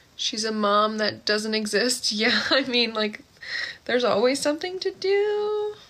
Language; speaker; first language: English; native; English